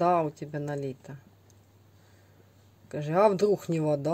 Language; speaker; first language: Russian; native; Russian